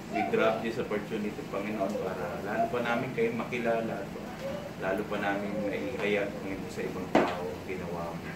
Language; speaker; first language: Filipino; native; Filipino